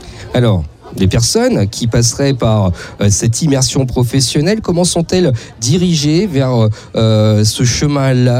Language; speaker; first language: French; native; French